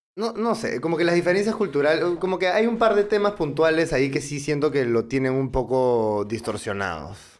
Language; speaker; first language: Spanish; native; Spanish